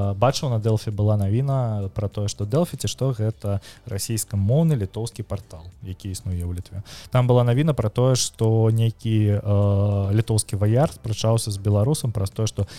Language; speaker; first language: Belarusian; native; Belarusian